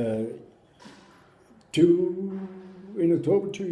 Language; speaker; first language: English; non-native, learner; German